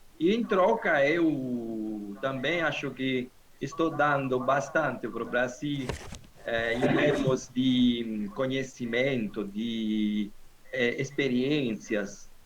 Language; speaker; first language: Portuguese; non-native, fluent; Italian